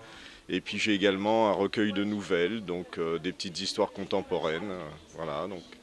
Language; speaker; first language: French; native; French